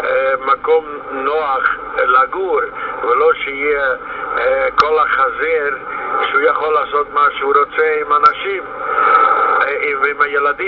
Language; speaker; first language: Hebrew; non-native, fluent; Yiddish